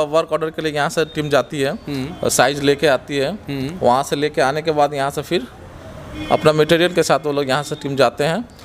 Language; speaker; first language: Hindi; native; Hindi